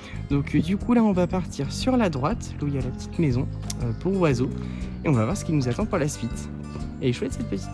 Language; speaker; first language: French; native; French